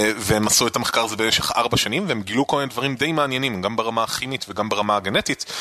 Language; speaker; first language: Hebrew; native; Hebrew